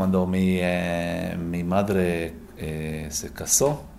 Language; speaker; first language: Spanish; non-native, learner; Hebrew